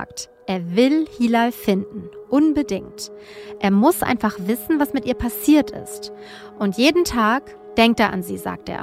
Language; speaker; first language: German; native; German